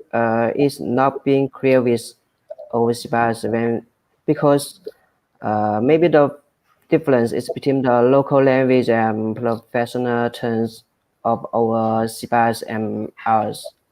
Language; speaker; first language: English; non-native, learner; Chinese